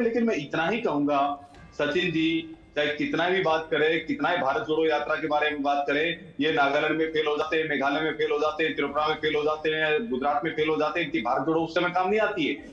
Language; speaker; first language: Hindi; native; Hindi